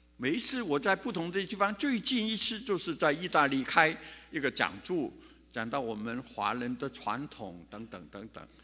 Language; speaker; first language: Chinese; non-native, local second language; Cantonese